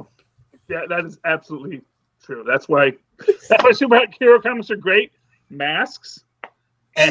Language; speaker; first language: English; native; English